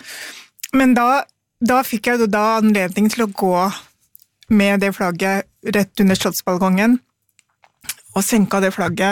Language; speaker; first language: Norwegian; early bilingual, other home language; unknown